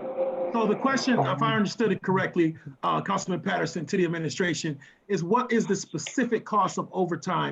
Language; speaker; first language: English; native; English